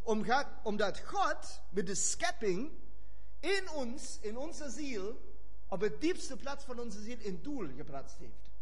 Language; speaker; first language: Dutch; non-native, fluent; German